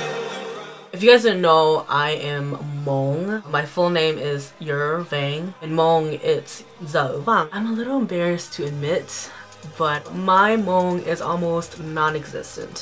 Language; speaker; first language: English; early bilingual, other home language; Hmong